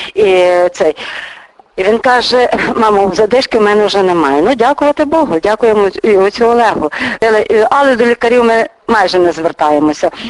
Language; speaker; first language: Ukrainian; native; Ukrainian